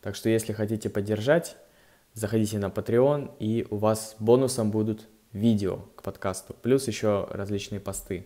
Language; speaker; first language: Russian; native; Russian